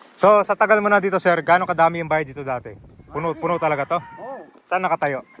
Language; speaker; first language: Filipino; native; Filipino